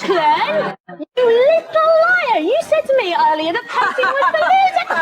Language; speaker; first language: English; native; English